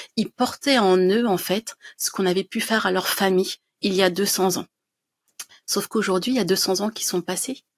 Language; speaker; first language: French; native; French